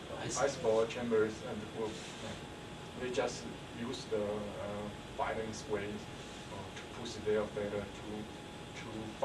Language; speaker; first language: English; non-native, learner; Chinese